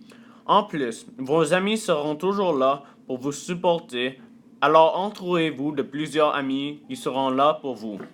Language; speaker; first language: French; early bilingual, other home language; English